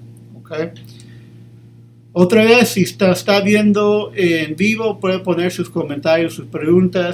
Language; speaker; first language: Spanish; early bilingual, heritage; English